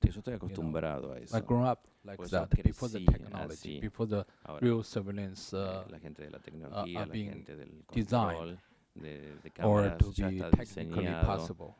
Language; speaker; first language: English; non-native, learner; Chinese